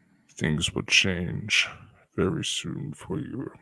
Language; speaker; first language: English; native; English